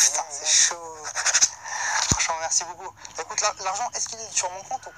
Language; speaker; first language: French; native; French